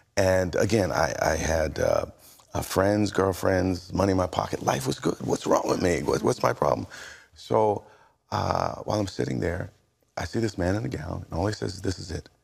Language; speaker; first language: English; native; English